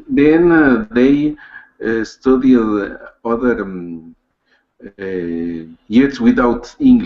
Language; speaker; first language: English; non-native, learner; Spanish